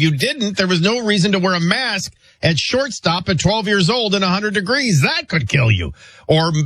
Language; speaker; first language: English; native; English